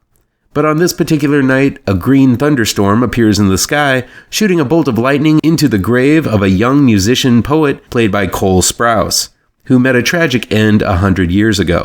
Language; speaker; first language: English; native; English